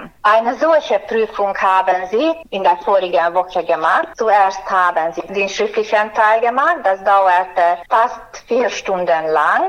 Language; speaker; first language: German; non-native, fluent; Hungarian